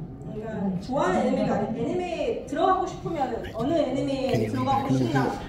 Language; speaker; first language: Korean; early bilingual, heritage; English